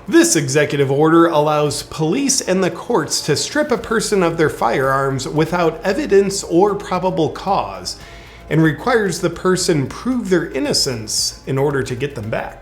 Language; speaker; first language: English; native; English